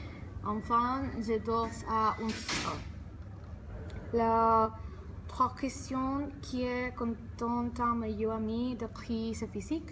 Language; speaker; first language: French; non-native, learner; Spanish